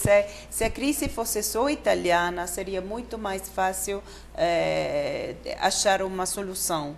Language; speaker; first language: Portuguese; non-native, fluent; Italian